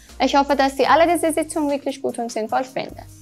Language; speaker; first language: German; non-native, fluent; Persian